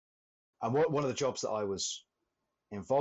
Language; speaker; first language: English; native; English